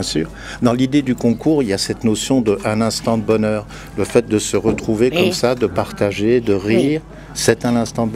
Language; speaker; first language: French; native; French